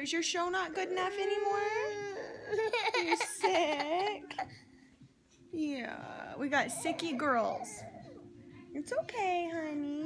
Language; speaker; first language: English; native; English